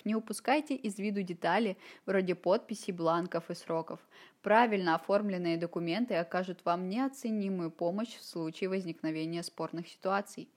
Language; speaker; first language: Russian; native; Russian